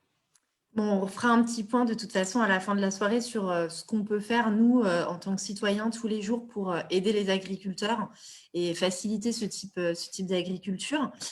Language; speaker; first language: French; native; French